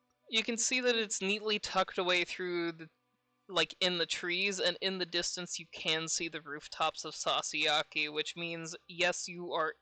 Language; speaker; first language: English; native; English